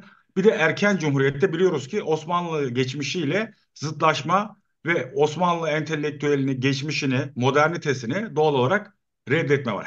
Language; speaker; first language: Turkish; native; Turkish